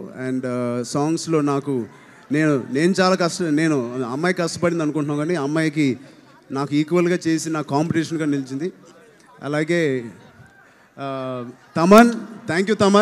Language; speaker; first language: Telugu; native; Telugu